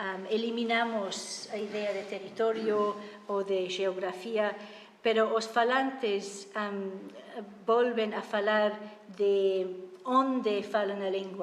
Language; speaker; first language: Galician; non-native, fluent; English